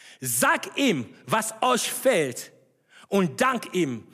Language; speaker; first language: German; non-native, fluent; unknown